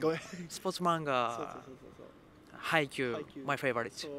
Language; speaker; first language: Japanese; non-native, learner; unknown